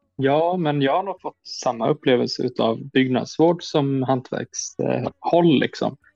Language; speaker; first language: Swedish; native; Swedish